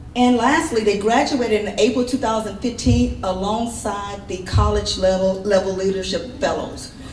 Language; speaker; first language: English; native; English